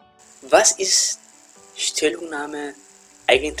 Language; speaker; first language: German; non-native, fluent; Tigrinya